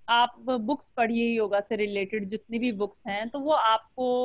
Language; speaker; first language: Hindi; native; Hindi